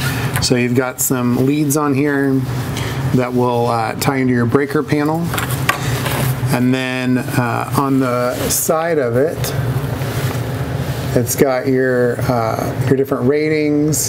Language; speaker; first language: English; native; English